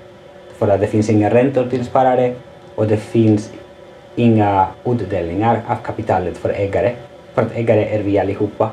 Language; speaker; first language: Swedish; non-native, fluent; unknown